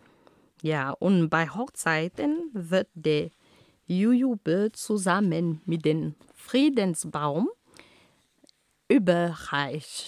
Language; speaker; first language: German; non-native, fluent; Ghomala